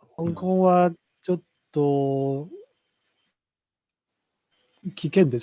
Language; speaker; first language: Japanese; non-native, learner; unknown